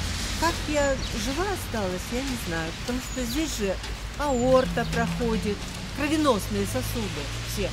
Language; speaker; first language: Russian; native; Russian